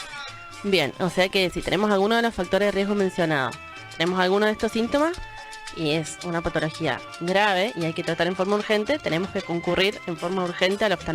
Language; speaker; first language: Spanish; native; Spanish